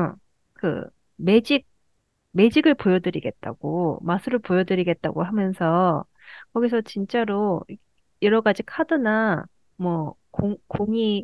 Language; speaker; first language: Korean; early bilingual, heritage; Korean